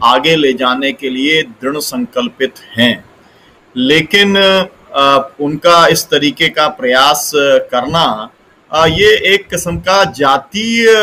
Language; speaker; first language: Hindi; native; Hindi